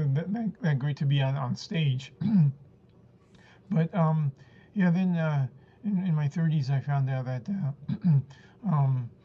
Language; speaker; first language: English; early bilingual, other home language; Spanish